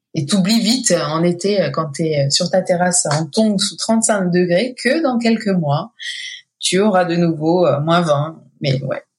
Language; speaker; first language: French; native; French